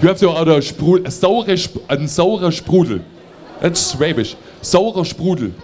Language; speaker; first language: English; non-native, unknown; German